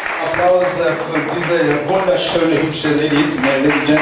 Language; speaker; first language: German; non-native, fluent; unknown